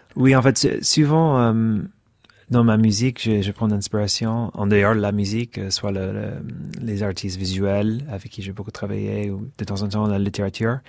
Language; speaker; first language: French; non-native, fluent; English